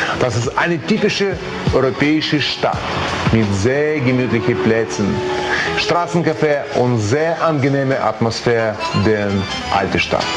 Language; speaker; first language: German; non-native, learner; Ukrainian